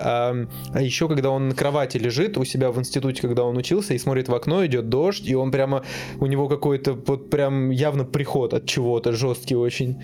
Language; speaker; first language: Russian; native; Russian